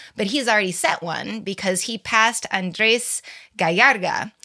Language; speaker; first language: English; native; English